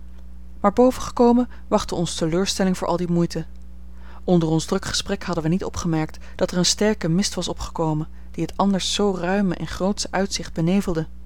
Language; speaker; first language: Dutch; native; Dutch